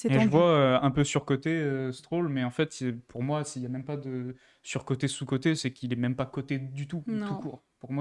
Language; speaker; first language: French; native; French